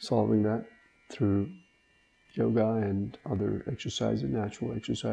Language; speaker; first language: English; non-native, local second language; Hindi